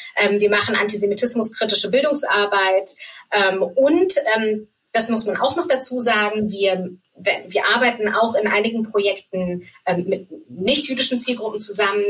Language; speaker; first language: German; native; German